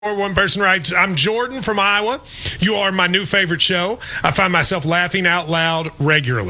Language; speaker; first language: English; native; English